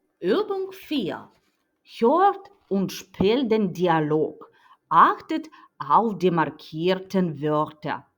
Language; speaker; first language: German; non-native, fluent; Ukrainian